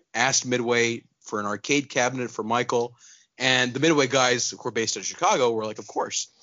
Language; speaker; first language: English; non-native, local second language; Urdu